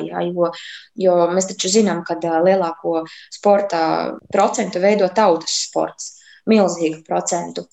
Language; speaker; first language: Latvian; native; Latvian